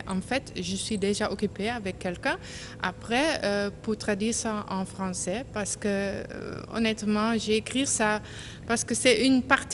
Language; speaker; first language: French; non-native, learner; Dutch